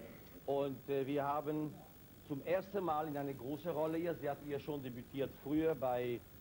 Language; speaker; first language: German; non-native, fluent; Italian